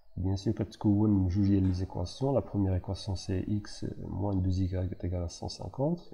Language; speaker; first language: French; non-native, local second language; Arabic